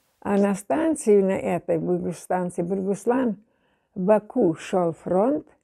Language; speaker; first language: Russian; non-native, local second language; German